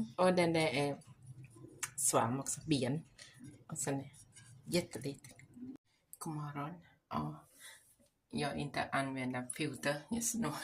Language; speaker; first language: Swedish; non-native, learner; Thai